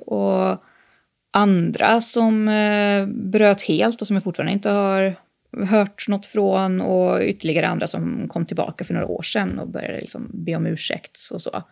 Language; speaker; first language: Swedish; native; Swedish